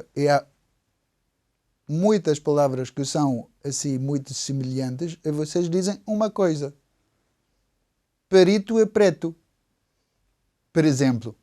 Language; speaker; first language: Portuguese; non-native, fluent; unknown